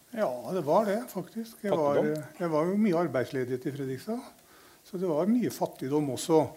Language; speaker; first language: Norwegian; native; Norwegian